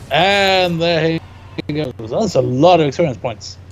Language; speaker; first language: English; non-native, fluent; Norwegian